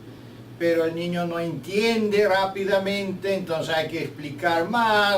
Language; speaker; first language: Spanish; non-native, fluent; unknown